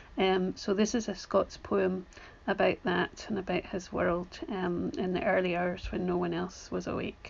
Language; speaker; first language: English; native; English